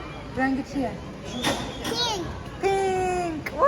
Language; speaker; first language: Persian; non-native, learner; English